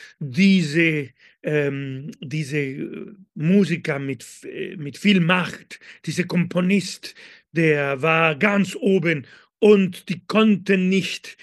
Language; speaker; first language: German; non-native, fluent; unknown